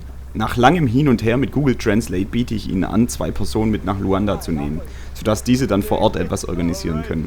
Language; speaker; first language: German; native; German